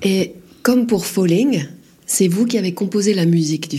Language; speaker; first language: French; native; French